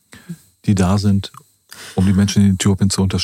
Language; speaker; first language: German; native; German